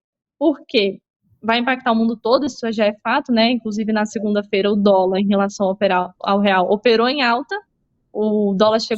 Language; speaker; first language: Portuguese; native; Portuguese